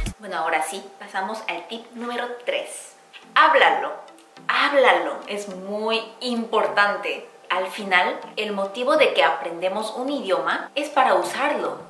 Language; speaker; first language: Spanish; non-native, fluent; Korean